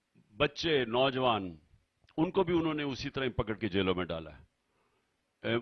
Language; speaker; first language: Urdu; native; Urdu